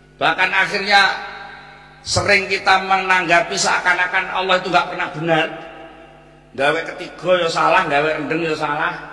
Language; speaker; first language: Indonesian; non-native, local second language; Javanese